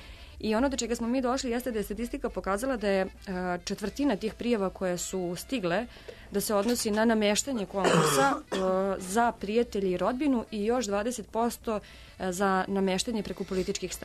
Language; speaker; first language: Serbian; native; Serbian